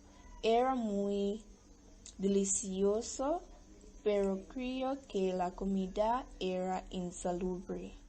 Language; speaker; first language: Spanish; non-native, learner; English